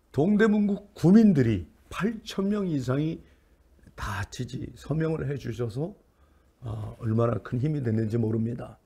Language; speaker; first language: Korean; native; Korean